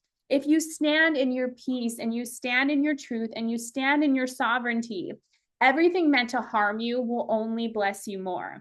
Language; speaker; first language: English; native; English